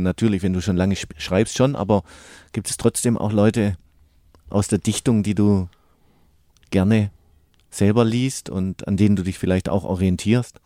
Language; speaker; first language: German; native; German